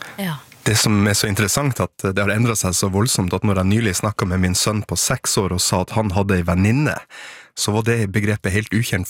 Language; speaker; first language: Norwegian; native; Norwegian